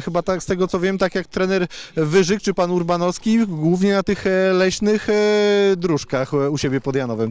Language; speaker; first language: Polish; native; Polish